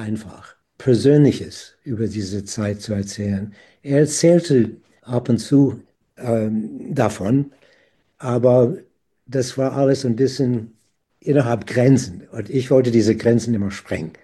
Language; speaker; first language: German; non-native, fluent; English